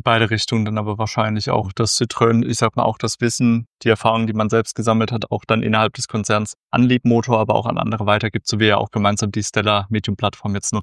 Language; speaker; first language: German; native; German